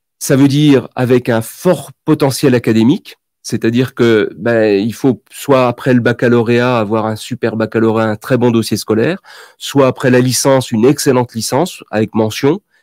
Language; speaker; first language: French; native; French